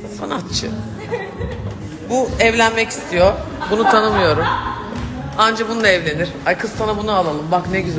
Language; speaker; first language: Turkish; native; Turkish